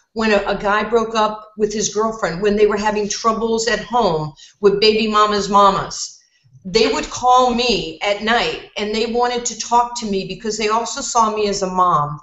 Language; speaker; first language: English; native; English